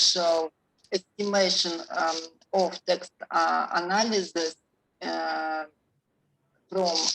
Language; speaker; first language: English; non-native, learner; Russian